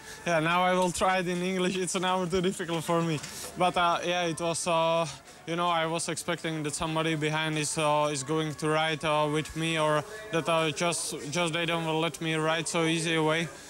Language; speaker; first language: English; non-native, learner; Czech